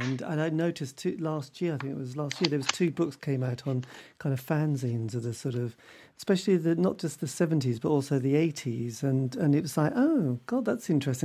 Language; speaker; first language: English; native; English